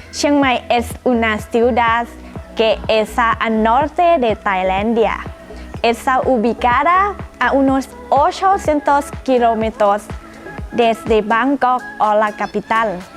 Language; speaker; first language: Spanish; non-native, learner; Thai